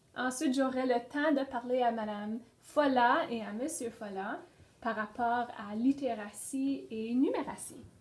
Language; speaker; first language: French; native; French